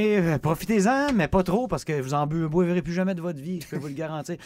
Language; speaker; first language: French; native; French